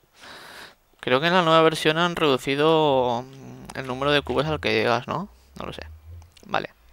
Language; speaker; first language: Spanish; native; Spanish